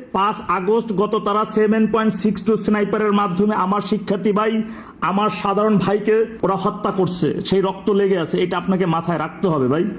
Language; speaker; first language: Bangla; native; Bangla